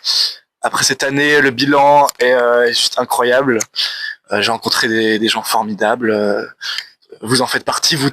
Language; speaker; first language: French; native; French